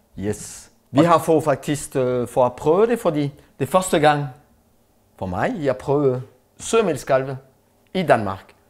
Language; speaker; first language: Danish; non-native, fluent; French